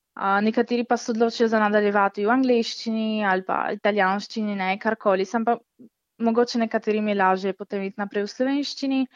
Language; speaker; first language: Slovenian; native; Slovenian